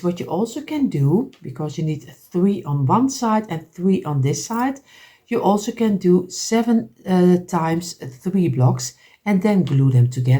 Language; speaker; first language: English; non-native, fluent; Dutch